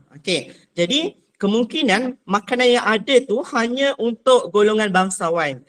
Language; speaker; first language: Malay; native; Malay